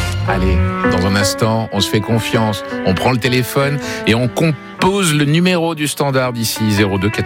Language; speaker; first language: French; native; French